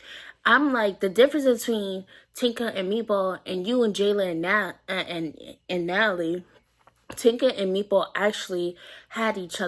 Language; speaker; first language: English; native; English